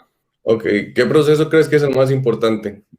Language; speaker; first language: Spanish; native; Spanish